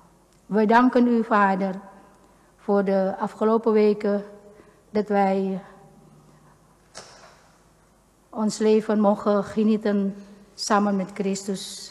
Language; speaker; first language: Dutch; non-native, fluent; Indonesian